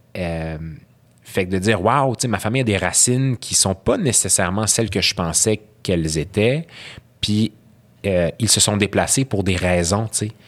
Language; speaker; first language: French; early bilingual, other home language; Arabic